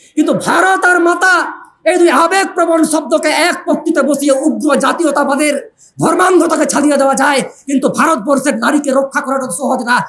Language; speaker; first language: Bangla; non-native, local second language; Santali